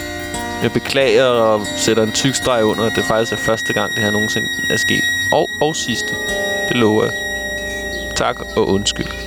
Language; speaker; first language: Danish; native; Danish